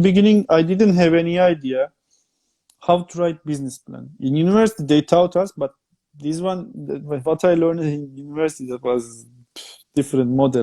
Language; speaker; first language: English; non-native, fluent; Turkish